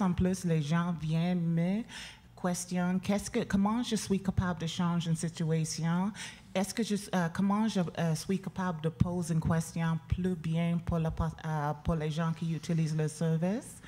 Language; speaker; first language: French; non-native, learner; English